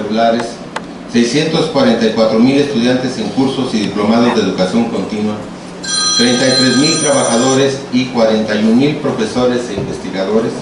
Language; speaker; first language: Spanish; native; Spanish